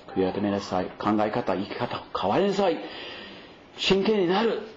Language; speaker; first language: Japanese; non-native, fluent; English